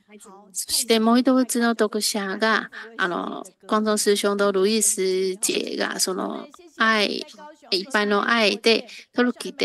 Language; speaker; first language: Japanese; non-native, fluent; Chinese